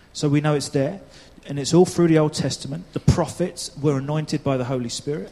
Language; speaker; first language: English; native; English